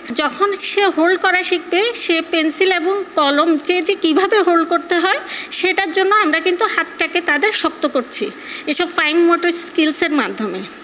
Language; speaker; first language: Bangla; native; Bangla